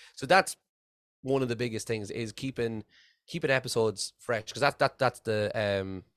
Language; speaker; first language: English; native; English